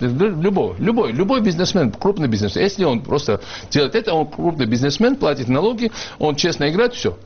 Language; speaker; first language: Russian; non-native, local second language; Georgian